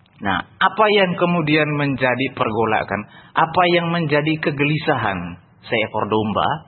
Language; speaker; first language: Indonesian; non-native, local second language; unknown